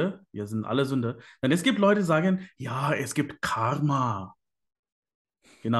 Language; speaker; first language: German; non-native, fluent; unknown